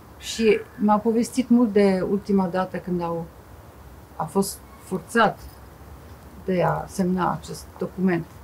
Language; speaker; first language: Romanian; non-native, fluent; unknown